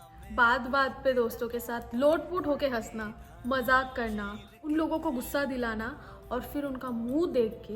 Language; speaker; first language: Hindi; native; Hindi